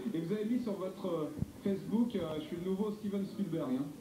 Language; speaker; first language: French; native; French